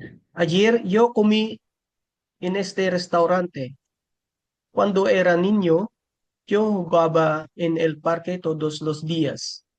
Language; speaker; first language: Spanish; non-native, learner; Filipino